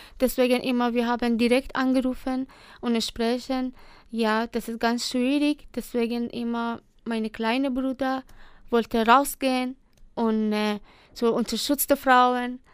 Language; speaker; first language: German; non-native, learner; Persian